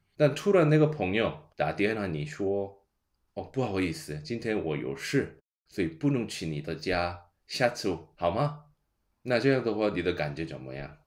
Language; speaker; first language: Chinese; non-native, fluent; Korean